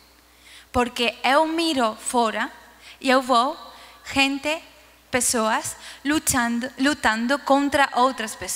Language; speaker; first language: Portuguese; non-native, learner; Spanish